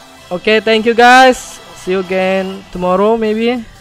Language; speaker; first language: English; non-native, learner; Indonesian